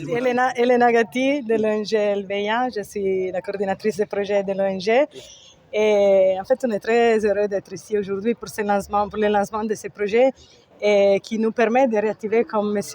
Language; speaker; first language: French; non-native, fluent; Italian